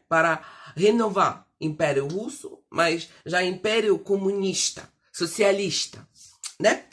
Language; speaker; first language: Portuguese; non-native, fluent; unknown